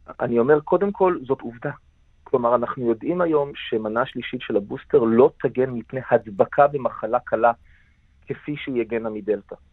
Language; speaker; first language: Hebrew; native; Hebrew